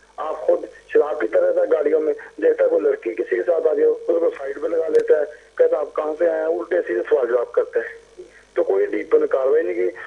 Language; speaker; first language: Urdu; non-native, local second language; Punjabi